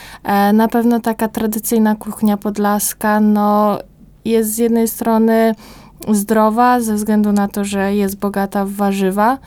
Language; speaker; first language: Polish; native; Polish